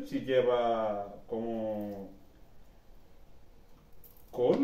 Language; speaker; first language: Spanish; non-native, learner; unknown